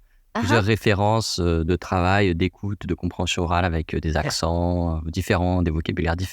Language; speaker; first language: French; native; French